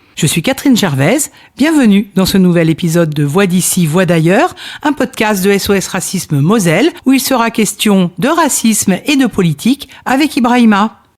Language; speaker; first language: French; native; French